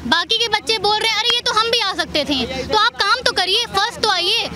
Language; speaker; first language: Hindi; native; Hindi